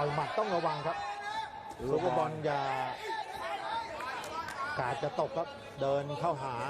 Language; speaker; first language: Thai; native; Thai